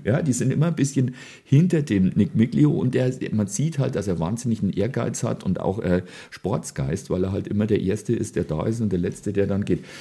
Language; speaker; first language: German; native; German